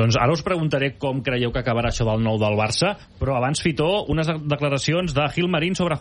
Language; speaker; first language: Catalan; native; Catalan